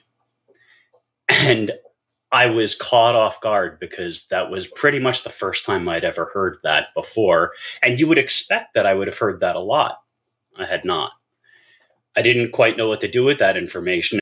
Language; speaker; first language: English; native; English